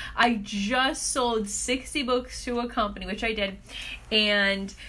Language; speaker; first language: English; native; English